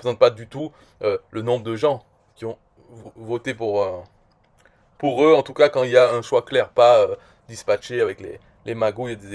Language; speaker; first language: French; native; French